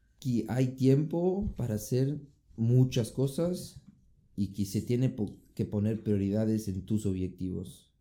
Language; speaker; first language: Spanish; non-native, fluent; Portuguese